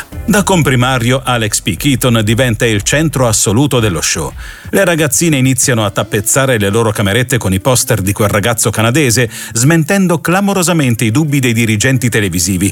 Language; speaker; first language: Italian; native; Italian